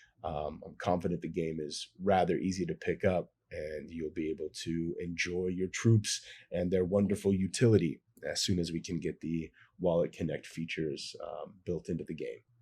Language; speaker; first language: English; native; English